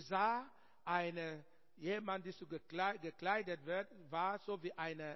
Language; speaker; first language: German; non-native, learner; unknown